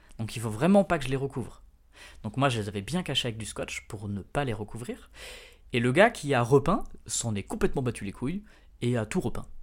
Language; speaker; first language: French; native; French